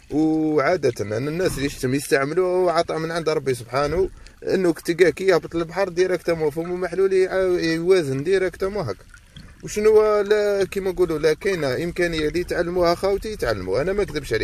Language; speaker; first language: Arabic; native; Arabic